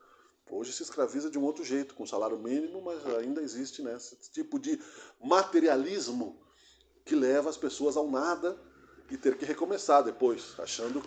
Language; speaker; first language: Portuguese; native; Portuguese